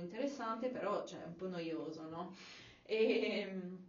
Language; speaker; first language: Italian; non-native, fluent; English